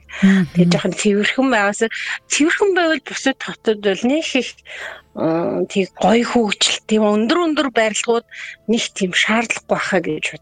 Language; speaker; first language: Mongolian; native; Mongolian